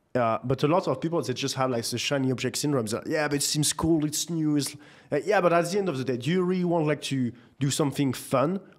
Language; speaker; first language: English; non-native, fluent; French